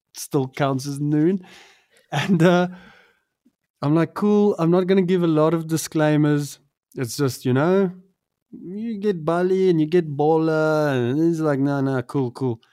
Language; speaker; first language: English; non-native, local second language; Afrikaans